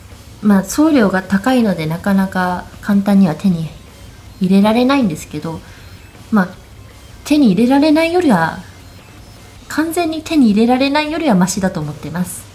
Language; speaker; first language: Japanese; early bilingual, heritage; English